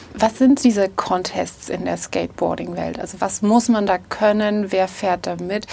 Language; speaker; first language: German; native; German